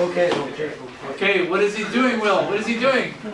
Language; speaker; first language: English; native; English